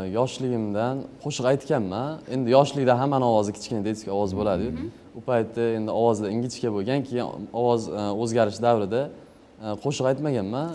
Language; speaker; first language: Uzbek; native; Uzbek